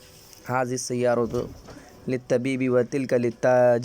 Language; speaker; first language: Arabic; non-native, fluent; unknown